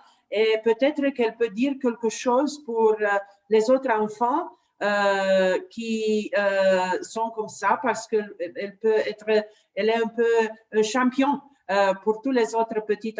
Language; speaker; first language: French; non-native, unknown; Romanian